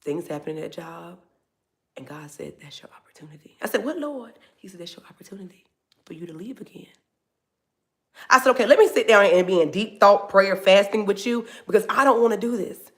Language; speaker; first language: English; native; English